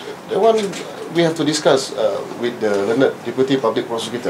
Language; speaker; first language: English; non-native, local second language; Malay